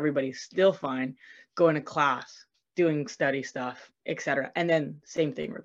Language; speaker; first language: English; native; English